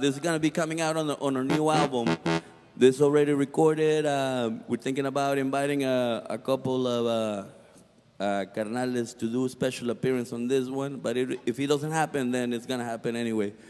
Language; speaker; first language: English; early bilingual, other home language; Spanish